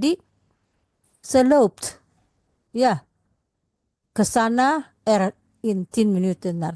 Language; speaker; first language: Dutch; non-native, fluent; Indonesian